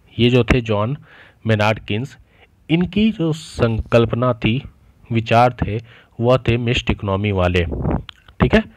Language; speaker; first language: Hindi; native; Hindi